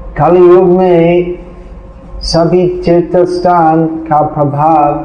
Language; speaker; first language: Hindi; non-native, fluent; English